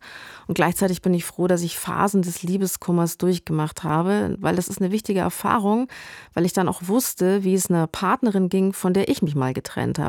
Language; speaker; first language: German; native; German